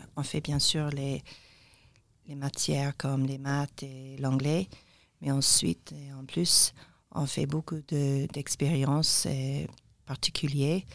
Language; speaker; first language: French; non-native, learner; English